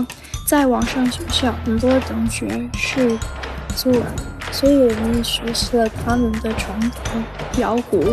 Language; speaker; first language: Chinese; non-native, learner; English